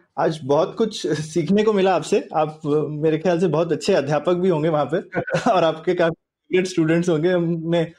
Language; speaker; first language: Hindi; native; Hindi